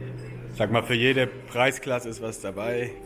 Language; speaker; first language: German; native; German